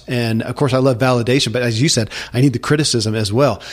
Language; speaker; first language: English; native; English